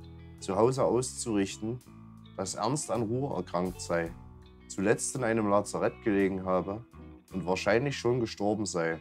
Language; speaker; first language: German; native; German